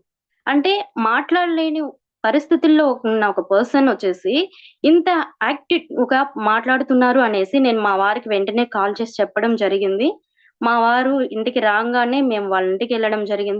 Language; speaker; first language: Telugu; native; Telugu